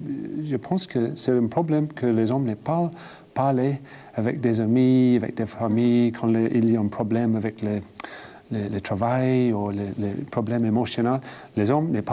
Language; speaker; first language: French; non-native, learner; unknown